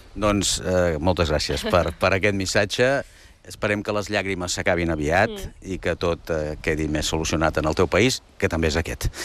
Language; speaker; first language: Catalan; native; Catalan